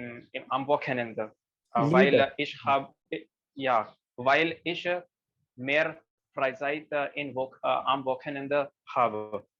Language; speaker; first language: German; non-native, learner; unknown